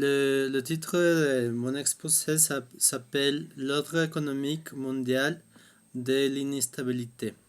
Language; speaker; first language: French; non-native, fluent; Spanish